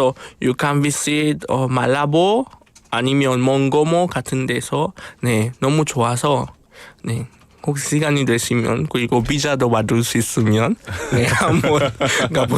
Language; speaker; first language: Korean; non-native, fluent; Spanish